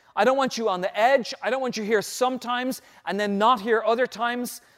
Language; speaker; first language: English; native; English